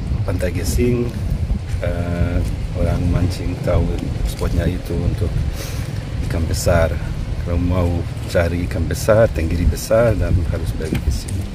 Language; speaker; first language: Indonesian; non-native, fluent; German